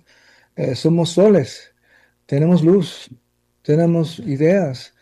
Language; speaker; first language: Spanish; early bilingual, heritage; Spanish